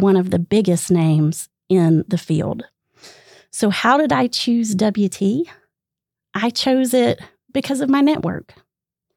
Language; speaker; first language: English; native; English